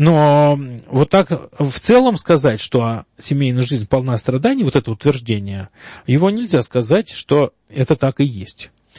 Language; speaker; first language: Russian; native; Russian